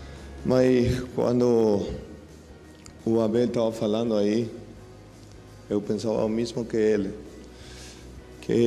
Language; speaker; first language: Portuguese; non-native, fluent; Spanish